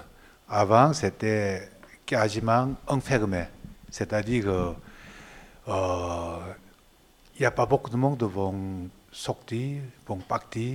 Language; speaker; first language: French; non-native, learner; Korean